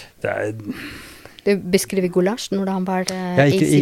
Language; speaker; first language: Norwegian; non-native, learner; Albanian